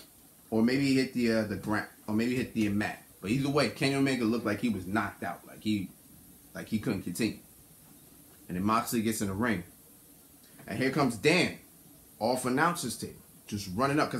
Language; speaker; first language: English; native; English